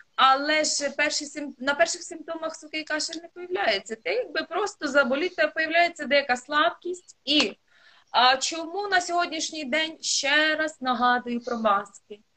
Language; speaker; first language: Ukrainian; non-native, local second language; Russian